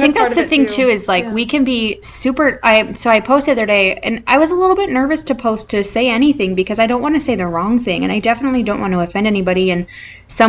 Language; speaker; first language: English; native; English